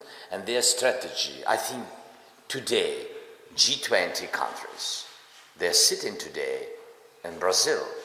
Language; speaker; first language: English; non-native, fluent; Russian